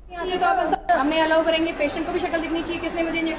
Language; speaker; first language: Hindi; native; Hindi